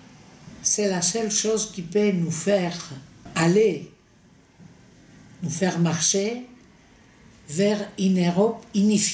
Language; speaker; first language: French; non-native, fluent; Greek